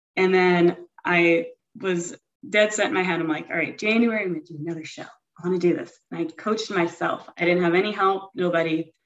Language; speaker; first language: English; native; English